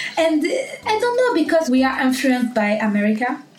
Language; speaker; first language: English; non-native, learner; French